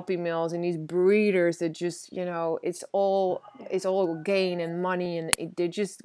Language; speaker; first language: English; non-native, fluent; Dutch